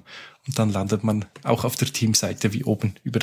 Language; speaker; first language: German; native; German